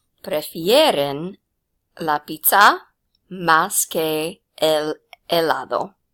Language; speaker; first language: Spanish; non-native, fluent; English